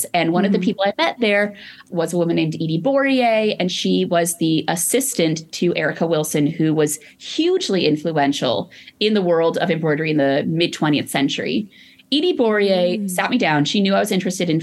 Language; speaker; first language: English; native; English